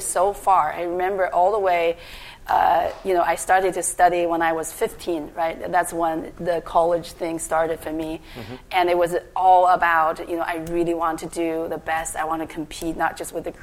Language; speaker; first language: English; non-native, fluent; Chinese